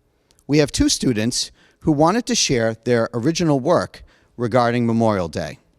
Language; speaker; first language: English; native; English